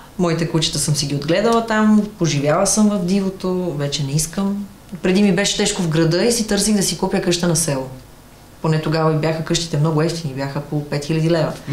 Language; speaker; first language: Bulgarian; early bilingual, other home language; Russian